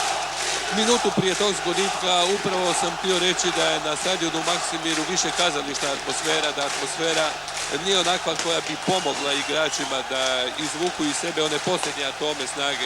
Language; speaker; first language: Croatian; native; Croatian